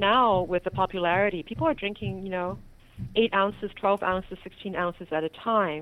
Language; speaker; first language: English; non-native, local second language; Cantonese